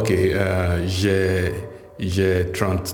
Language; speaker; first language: French; non-native, learner; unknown